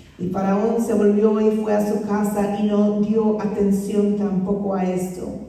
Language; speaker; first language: Spanish; non-native, fluent; English